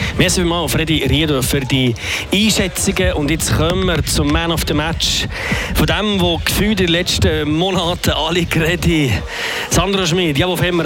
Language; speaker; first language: German; native; German